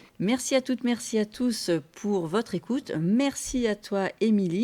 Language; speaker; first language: French; native; French